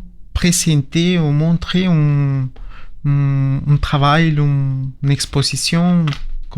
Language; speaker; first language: French; non-native, learner; Spanish